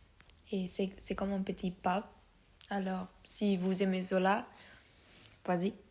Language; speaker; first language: French; non-native, learner; Spanish